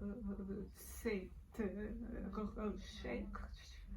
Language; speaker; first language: French; non-native, learner; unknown